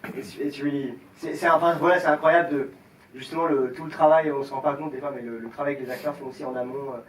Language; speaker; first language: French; native; French